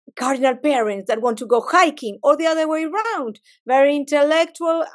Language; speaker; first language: English; non-native, fluent; Spanish